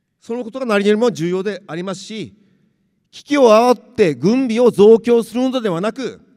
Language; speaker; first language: Japanese; native; Japanese